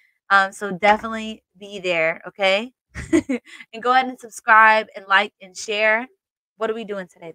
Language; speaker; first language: English; native; English